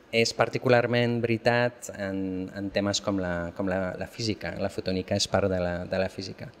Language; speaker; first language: Catalan; non-native, fluent; French